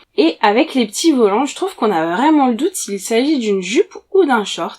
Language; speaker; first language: French; native; French